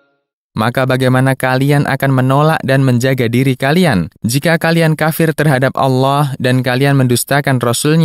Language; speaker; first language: Indonesian; native; Indonesian